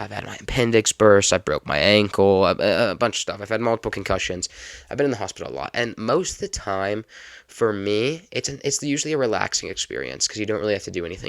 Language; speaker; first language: English; native; English